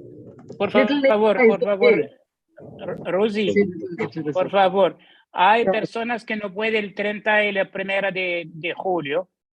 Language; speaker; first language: Spanish; non-native, learner; French